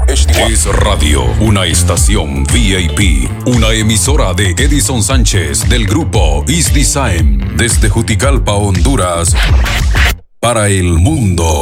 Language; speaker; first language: Spanish; native; Spanish